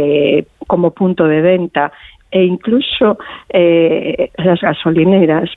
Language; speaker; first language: Spanish; native; Spanish